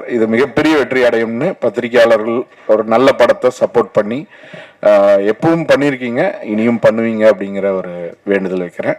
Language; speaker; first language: Tamil; native; Tamil